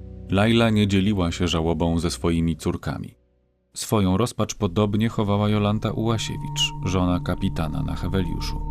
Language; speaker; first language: Polish; native; Polish